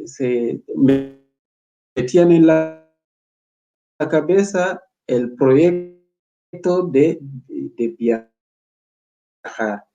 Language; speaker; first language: Spanish; non-native, fluent; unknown